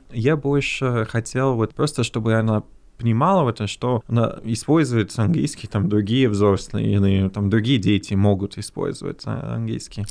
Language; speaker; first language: Russian; non-native, fluent; English